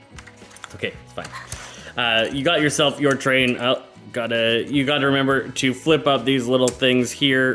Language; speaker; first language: English; native; English